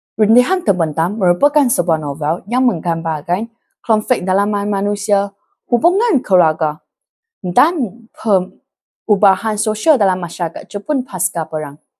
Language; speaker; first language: Malay; non-native, local second language; Chinese